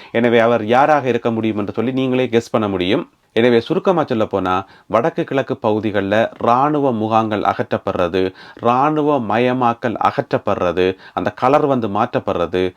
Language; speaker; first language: Tamil; native; Tamil